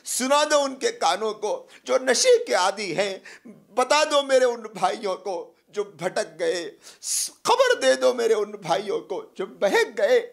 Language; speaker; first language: Urdu; native; Urdu